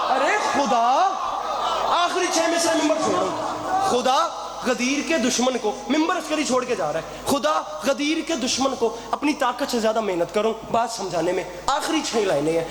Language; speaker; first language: Urdu; non-native, local second language; Punjabi